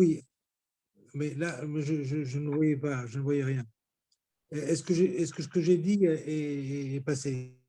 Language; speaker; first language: French; native; French